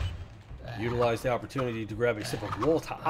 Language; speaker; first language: English; native; English